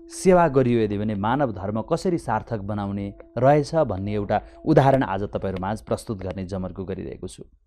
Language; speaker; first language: Nepali; native; Nepali